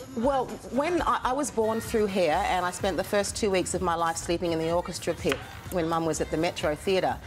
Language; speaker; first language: English; native; English